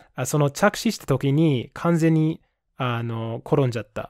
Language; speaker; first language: Japanese; non-native, fluent; English